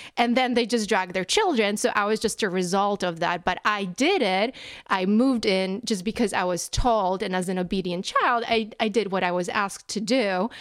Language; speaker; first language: English; non-native, fluent; Polish